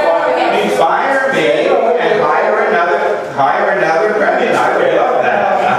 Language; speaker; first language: English; native; English